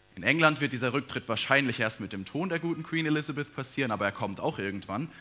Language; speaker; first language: German; native; German